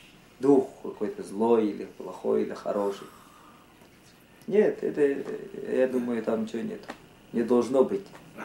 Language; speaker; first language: Russian; non-native, local second language; Tuvinian